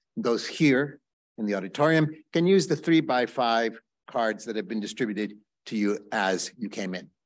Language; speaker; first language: English; early bilingual, other home language; Spanish